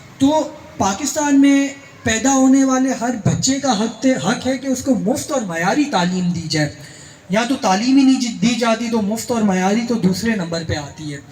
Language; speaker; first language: Urdu; native; Urdu